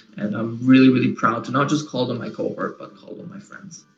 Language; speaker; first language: English; native; English